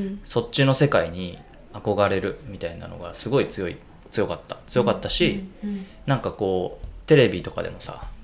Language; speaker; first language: Japanese; native; Japanese